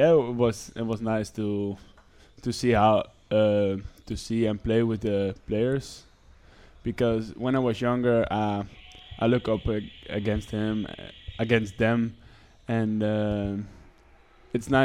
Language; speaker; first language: English; non-native, fluent; Dutch